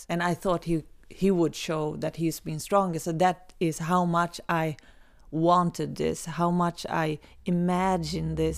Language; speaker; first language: English; non-native, fluent; Swedish